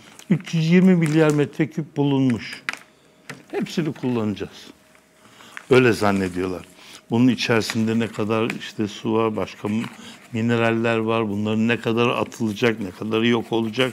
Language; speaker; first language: Turkish; native; Turkish